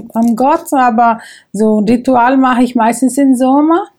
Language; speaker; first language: German; non-native, fluent; Portuguese